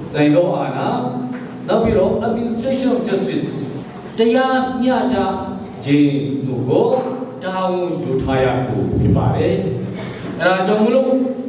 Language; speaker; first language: Burmese; non-native, local second language; Hakha Chin